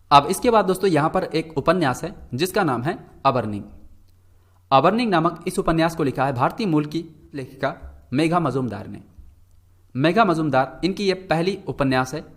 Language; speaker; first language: Hindi; native; Hindi